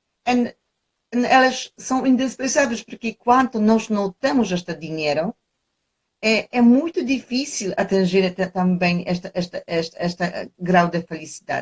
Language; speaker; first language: Portuguese; non-native, fluent; Polish